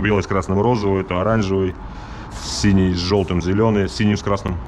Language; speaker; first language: Russian; native; Russian